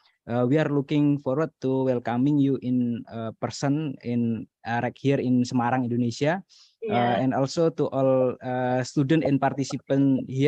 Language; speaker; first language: English; non-native, learner; Indonesian